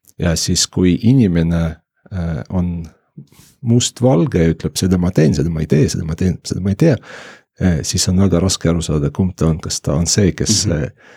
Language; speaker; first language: Estonian; non-native, local second language; Russian